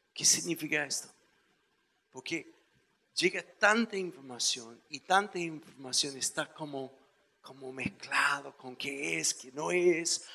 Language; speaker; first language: Spanish; non-native, fluent; English